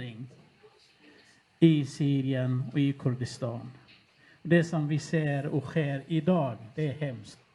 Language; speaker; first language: Swedish; non-native, fluent; Kurdish